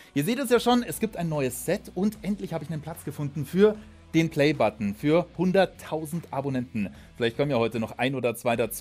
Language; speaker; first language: German; native; German